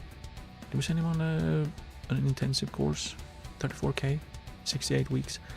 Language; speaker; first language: English; native; English